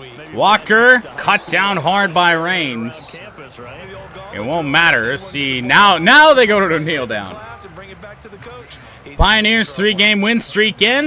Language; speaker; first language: English; native; English